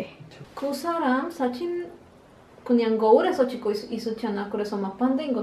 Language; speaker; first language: Korean; non-native, learner; Spanish